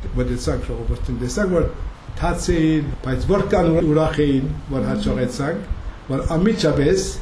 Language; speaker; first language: Armenian; early bilingual, heritage; Armenian